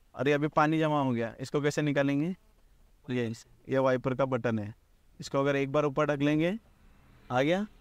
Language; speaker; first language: Hindi; non-native, local second language; Marathi